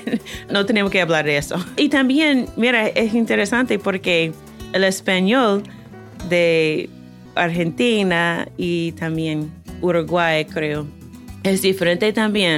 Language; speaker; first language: Spanish; non-native, fluent; English